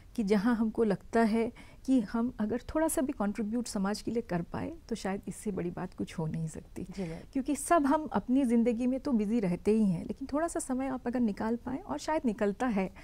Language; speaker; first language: Hindi; native; Hindi